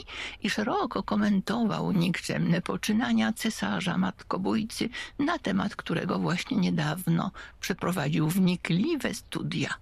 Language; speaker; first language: Polish; native; Polish